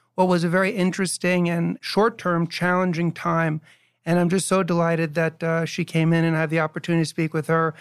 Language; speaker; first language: English; native; English